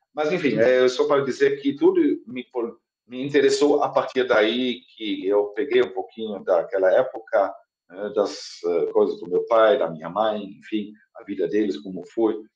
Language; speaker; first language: Portuguese; non-native, fluent; German